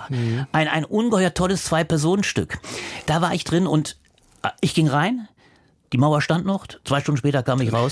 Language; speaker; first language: German; native; German